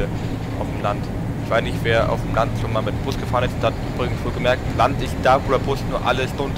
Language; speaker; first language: German; native; German